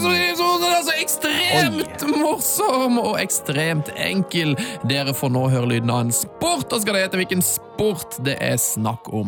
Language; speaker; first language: Norwegian; native; Norwegian